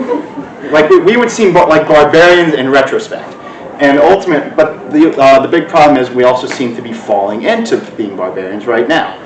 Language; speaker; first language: English; native; English